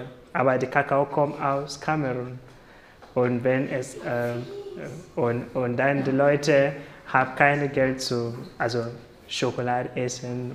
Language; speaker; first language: German; non-native, learner; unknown